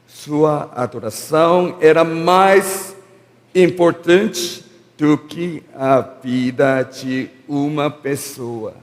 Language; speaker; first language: Portuguese; non-native, learner; Korean